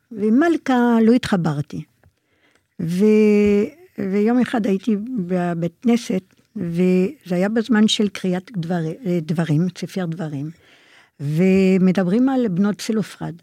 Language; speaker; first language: Hebrew; non-native, fluent; French